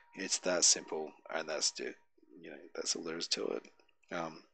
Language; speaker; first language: English; native; English